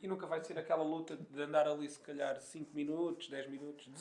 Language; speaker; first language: Portuguese; native; Portuguese